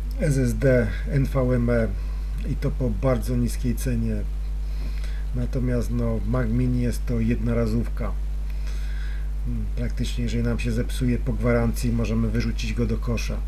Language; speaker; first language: Polish; native; Polish